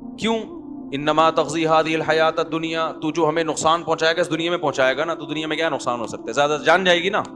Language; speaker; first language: Urdu; native; Urdu